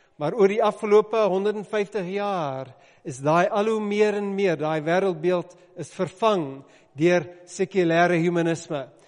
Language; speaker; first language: Afrikaans; non-native, local second language; English